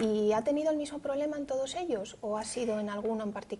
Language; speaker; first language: Spanish; native; Spanish